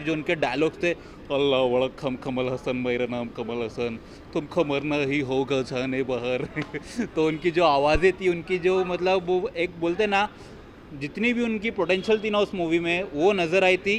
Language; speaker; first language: Hindi; native; Hindi